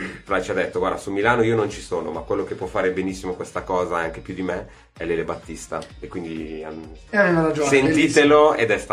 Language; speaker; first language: Italian; native; Italian